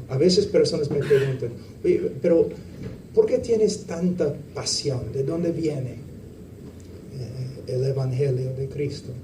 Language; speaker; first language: Spanish; non-native, fluent; English